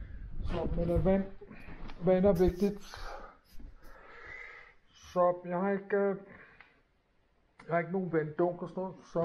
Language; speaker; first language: Danish; non-native, fluent; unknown